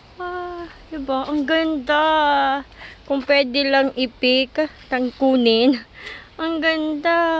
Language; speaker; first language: Filipino; native; Filipino